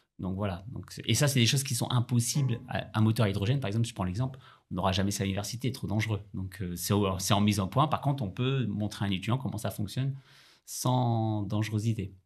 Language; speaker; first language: French; native; French